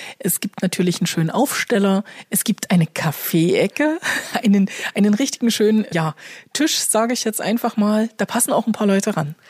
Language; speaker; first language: German; native; German